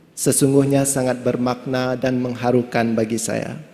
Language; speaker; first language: Malay; non-native, local second language; Iban